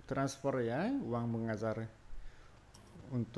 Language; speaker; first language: Korean; native; Korean